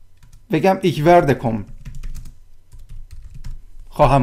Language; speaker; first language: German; non-native, fluent; Persian